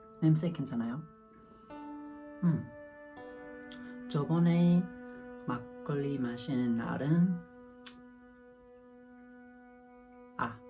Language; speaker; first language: Korean; non-native, learner; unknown